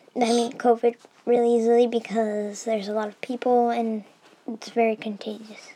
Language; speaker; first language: English; early bilingual, heritage; English